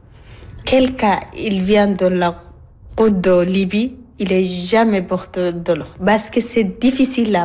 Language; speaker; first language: French; non-native, learner; Arabic